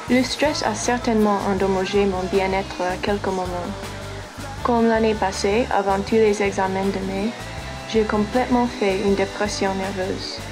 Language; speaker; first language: French; non-native, fluent; English